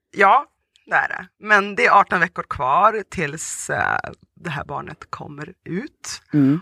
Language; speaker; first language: Swedish; early bilingual, other home language; Russian